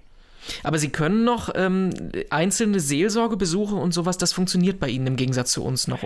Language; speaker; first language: German; native; German